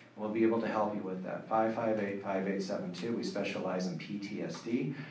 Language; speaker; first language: English; native; English